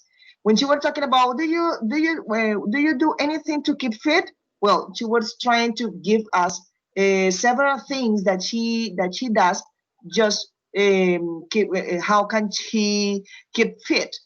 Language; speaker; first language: English; non-native, fluent; Spanish